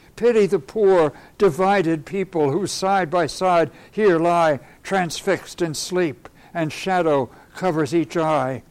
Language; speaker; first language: English; native; English